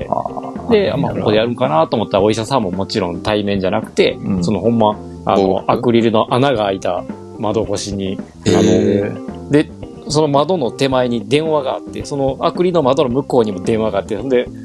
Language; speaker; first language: Japanese; native; Japanese